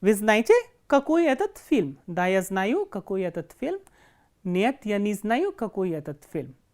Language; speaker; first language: Russian; non-native, fluent; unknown